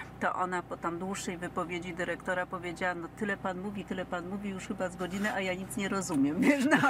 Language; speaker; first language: Polish; native; Polish